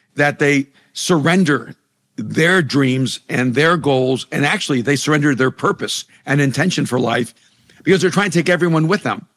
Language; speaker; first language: English; non-native, fluent; Spanish